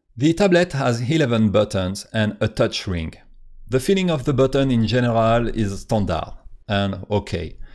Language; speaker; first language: English; non-native, fluent; French